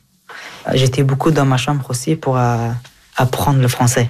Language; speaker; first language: French; early bilingual, other home language; Persian